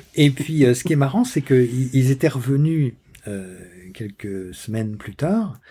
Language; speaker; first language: French; native; French